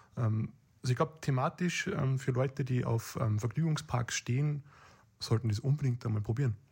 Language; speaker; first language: German; native; German